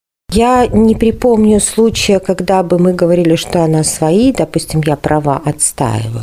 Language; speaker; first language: Russian; native; Russian